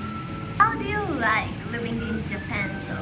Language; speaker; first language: English; non-native, fluent; Japanese